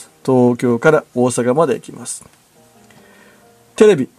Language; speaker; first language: Japanese; non-native, learner; English